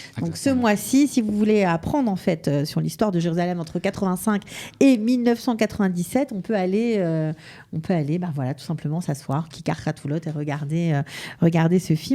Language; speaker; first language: French; native; French